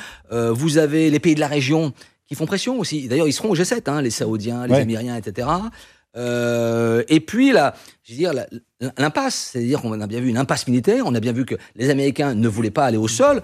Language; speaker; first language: French; native; French